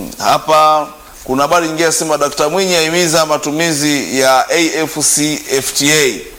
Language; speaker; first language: Swahili; non-native, local second language; Sukuma